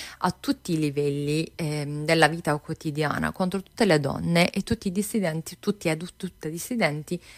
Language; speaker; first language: Italian; non-native, fluent; Turkish